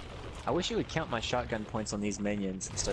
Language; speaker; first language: English; native; English